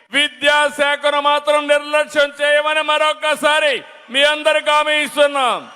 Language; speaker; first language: Telugu; native; Telugu